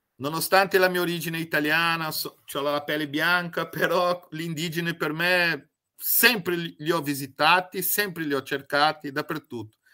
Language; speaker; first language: Italian; non-native, fluent; Portuguese